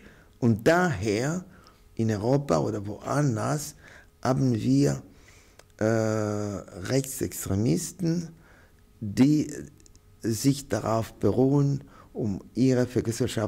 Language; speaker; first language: German; non-native, fluent; Arabic